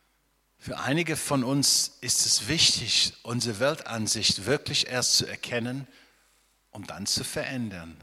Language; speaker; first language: German; non-native, fluent; English